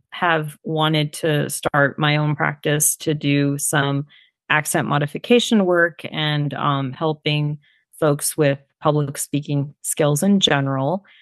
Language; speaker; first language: English; early bilingual, other home language; Armenian